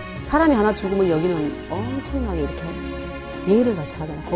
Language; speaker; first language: Korean; native; Korean